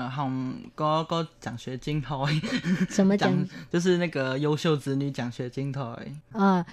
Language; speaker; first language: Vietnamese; early bilingual, heritage; Chinese